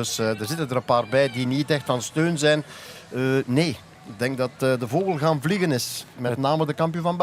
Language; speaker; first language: Dutch; native; Dutch